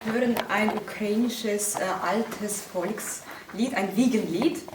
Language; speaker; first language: German; non-native, fluent; Ukrainian